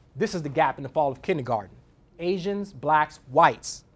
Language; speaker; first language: English; native; English